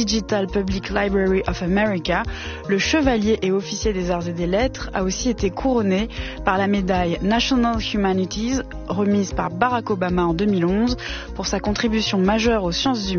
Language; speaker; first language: French; native; French